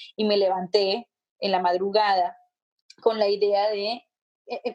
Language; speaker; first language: Spanish; native; Spanish